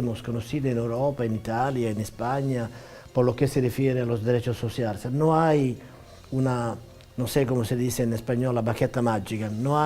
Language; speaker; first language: Spanish; non-native, fluent; Italian